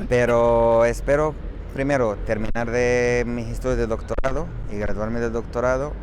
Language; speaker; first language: Spanish; non-native, fluent; Arabic